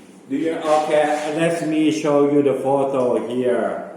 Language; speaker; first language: English; non-native, fluent; Thai